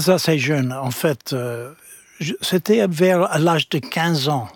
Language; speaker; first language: French; non-native, fluent; English